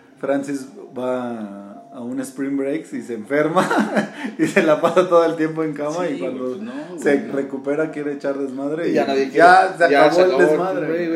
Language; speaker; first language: Spanish; native; Spanish